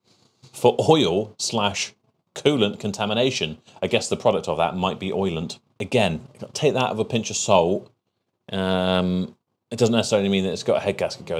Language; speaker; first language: English; native; English